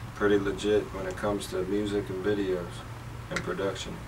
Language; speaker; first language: English; native; English